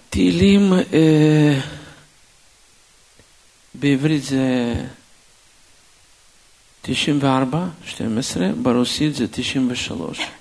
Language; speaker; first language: Hebrew; non-native, fluent; Russian